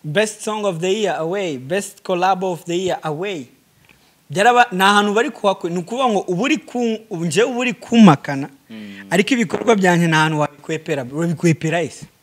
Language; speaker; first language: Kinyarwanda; early bilingual, heritage; Kinyarwanda